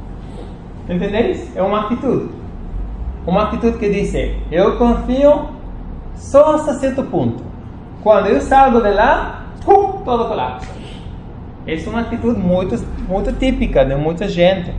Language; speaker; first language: Portuguese; non-native, fluent; Spanish